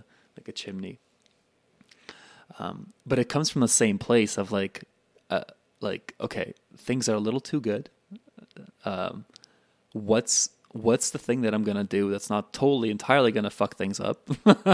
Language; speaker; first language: English; native; English